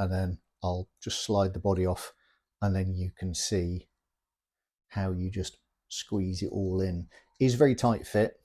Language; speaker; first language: English; native; English